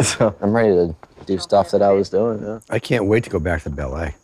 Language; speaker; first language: English; native; English